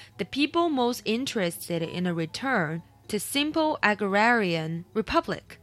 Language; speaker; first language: English; non-native, fluent; Chinese